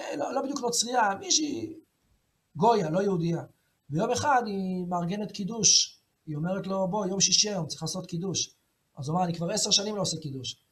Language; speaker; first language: Hebrew; native; Hebrew